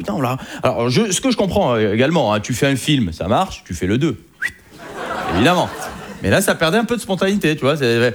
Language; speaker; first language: French; native; French